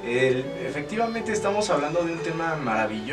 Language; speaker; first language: Spanish; native; Spanish